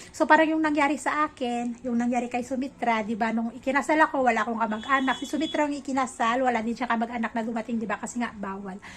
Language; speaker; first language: Filipino; native; Filipino